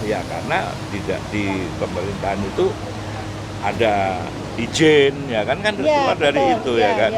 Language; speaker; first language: Indonesian; native; Indonesian